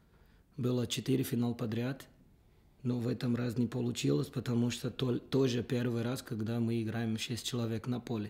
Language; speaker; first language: Russian; non-native, fluent; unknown